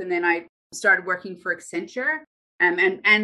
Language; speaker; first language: English; native; English